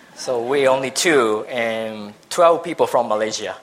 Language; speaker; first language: English; non-native, fluent; Japanese